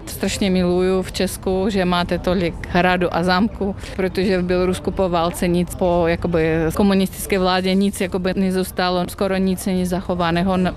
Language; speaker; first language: Czech; non-native, fluent; Russian